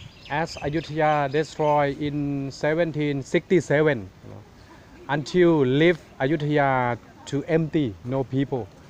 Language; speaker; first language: English; non-native, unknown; Thai